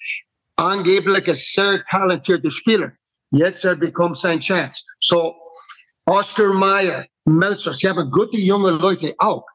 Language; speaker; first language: German; non-native, fluent; English